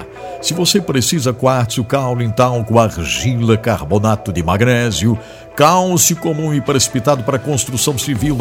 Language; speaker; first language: Portuguese; native; Portuguese